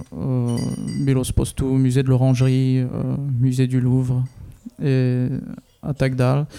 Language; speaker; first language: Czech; non-native, learner; French